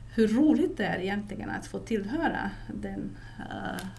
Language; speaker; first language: Swedish; non-native, fluent; Romanian